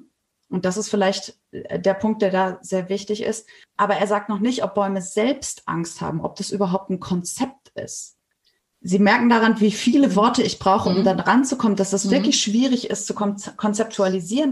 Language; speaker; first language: German; native; German